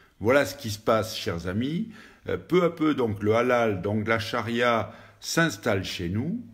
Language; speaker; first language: French; native; French